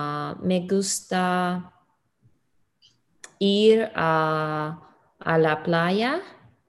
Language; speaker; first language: Spanish; non-native, learner; English